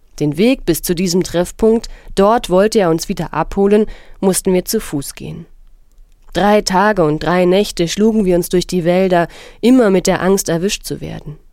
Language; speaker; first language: German; non-native, fluent; Arabic